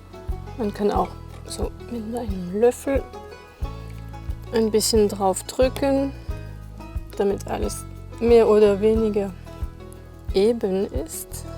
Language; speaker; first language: German; non-native, fluent; French